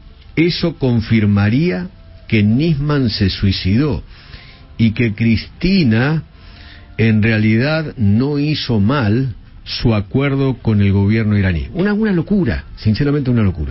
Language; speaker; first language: Spanish; native; Spanish